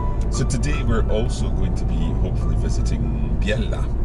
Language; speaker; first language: English; native; English